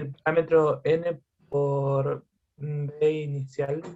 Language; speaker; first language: Spanish; native; Spanish